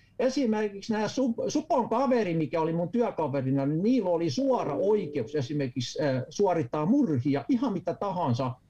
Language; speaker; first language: Finnish; native; Finnish